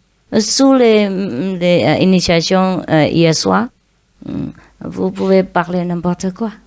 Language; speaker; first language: French; non-native, learner; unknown